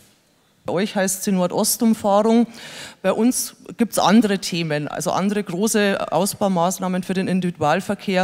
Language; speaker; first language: German; native; German